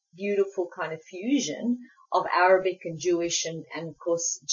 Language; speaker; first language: English; early bilingual, other home language; Spanish